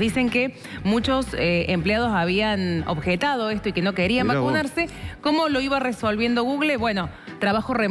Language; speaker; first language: Spanish; native; Spanish